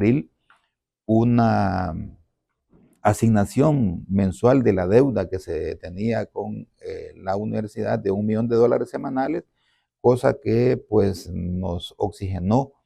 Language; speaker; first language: Spanish; native; Spanish